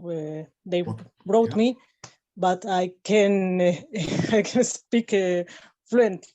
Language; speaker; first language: English; non-native, learner; Spanish